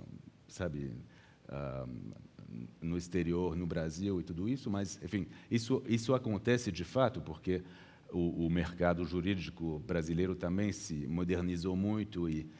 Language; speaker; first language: Portuguese; early bilingual, heritage; Portuguese